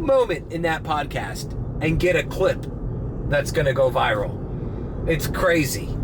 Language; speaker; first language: English; early bilingual, other home language; Spanish